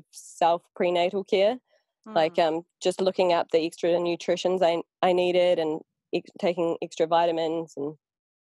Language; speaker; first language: English; native; English